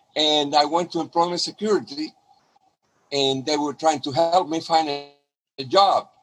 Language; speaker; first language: English; non-native, fluent; Spanish